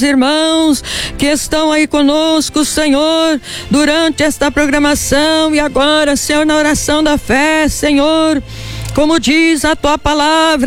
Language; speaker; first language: Portuguese; native; Portuguese